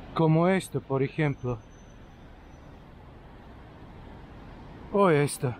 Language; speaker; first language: Spanish; non-native, fluent; Russian